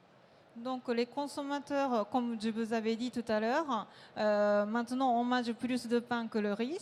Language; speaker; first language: French; non-native, fluent; Japanese